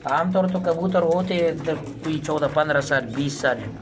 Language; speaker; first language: Hindi; non-native, local second language; Pashto